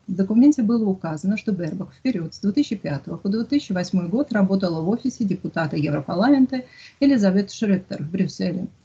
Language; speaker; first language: Russian; native; Russian